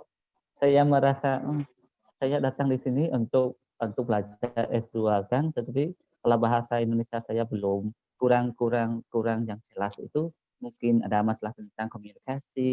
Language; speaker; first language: Indonesian; non-native, learner; Khmer